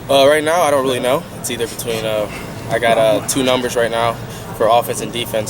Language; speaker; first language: English; native; English